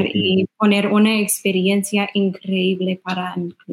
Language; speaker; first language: Spanish; non-native, fluent; English